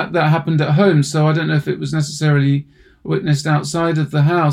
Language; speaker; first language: English; native; English